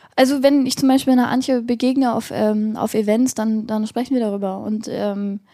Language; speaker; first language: German; native; German